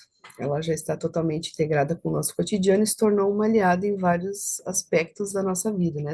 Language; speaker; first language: Portuguese; native; Portuguese